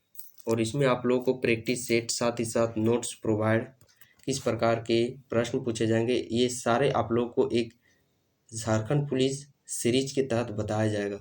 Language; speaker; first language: Hindi; native; Hindi